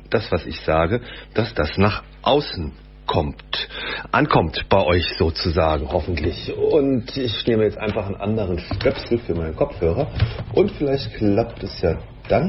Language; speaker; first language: German; native; German